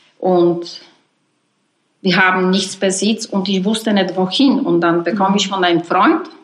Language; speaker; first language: German; non-native, learner; Polish